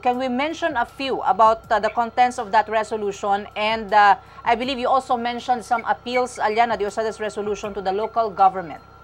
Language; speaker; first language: English; non-native, local second language; Chavacano